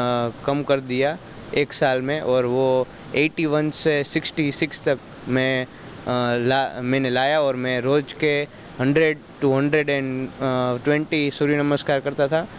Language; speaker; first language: Hindi; non-native, local second language; Gujarati